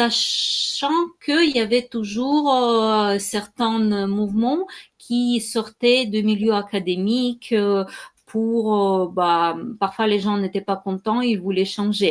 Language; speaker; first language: French; non-native, fluent; Ukrainian